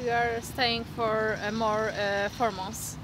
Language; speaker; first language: English; non-native, fluent; Polish